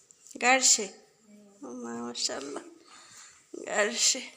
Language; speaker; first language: Arabic; non-native, learner; Bangla